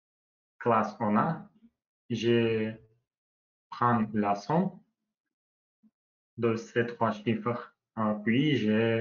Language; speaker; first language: French; non-native, learner; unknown